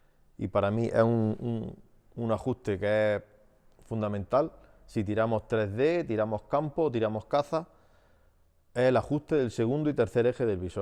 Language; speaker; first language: Spanish; native; Spanish